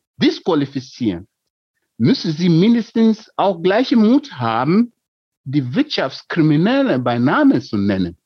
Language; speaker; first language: German; non-native, fluent; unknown